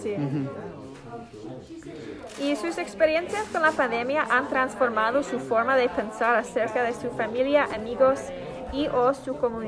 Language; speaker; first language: Spanish; non-native, fluent; English